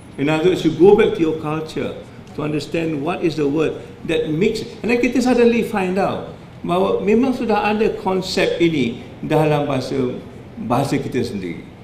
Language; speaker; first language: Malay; native; Malay